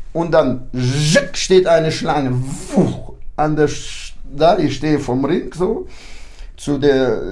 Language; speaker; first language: German; early bilingual, heritage; German